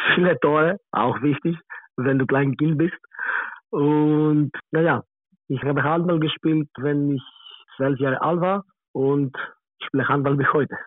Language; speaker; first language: German; non-native, learner; Greek